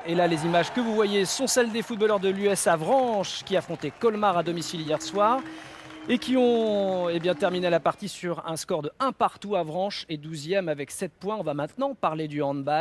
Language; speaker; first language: French; native; French